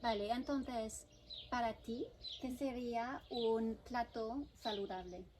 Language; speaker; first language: Spanish; non-native, fluent; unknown